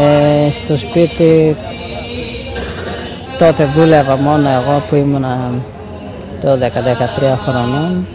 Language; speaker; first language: Greek; non-native, fluent; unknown